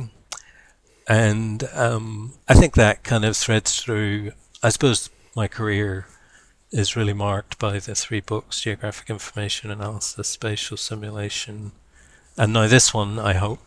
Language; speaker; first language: English; native; English